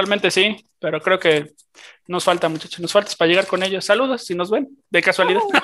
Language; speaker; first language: Spanish; native; Spanish